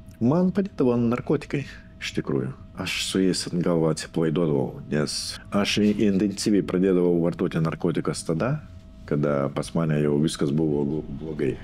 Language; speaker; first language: Lithuanian; non-native, local second language; Russian